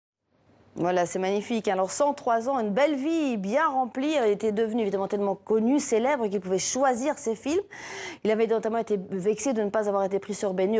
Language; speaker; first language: French; native; French